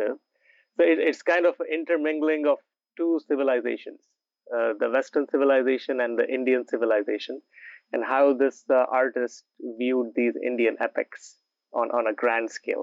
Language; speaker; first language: English; non-native, local second language; Urdu